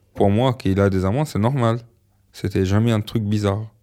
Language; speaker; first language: French; non-native, fluent; Arabic